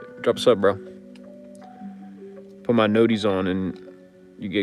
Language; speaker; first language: English; native; English